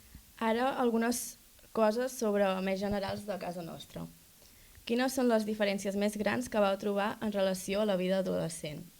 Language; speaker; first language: Catalan; native; Catalan